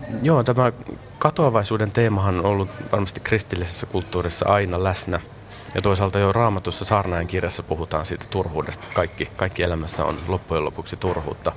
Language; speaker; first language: Finnish; native; Finnish